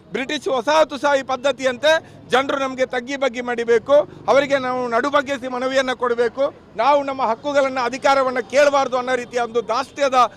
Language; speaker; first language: Kannada; native; Kannada